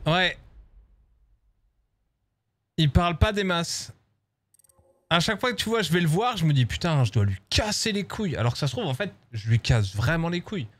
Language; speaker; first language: French; native; French